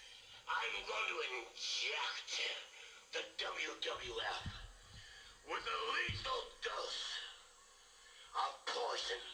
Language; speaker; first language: English; native; English